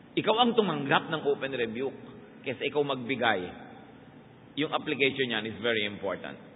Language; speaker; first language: Filipino; native; Filipino